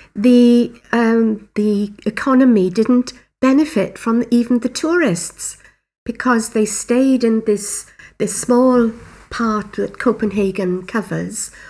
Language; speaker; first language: English; native; English